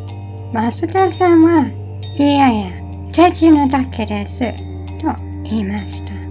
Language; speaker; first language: Japanese; non-native, learner; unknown